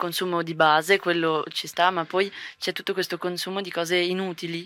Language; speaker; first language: Italian; native; Italian